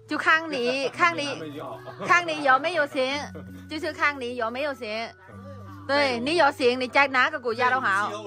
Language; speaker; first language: Chinese; non-native, learner; Vietnamese